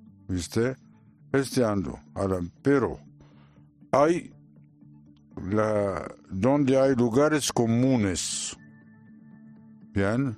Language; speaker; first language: Spanish; non-native, learner; Arabic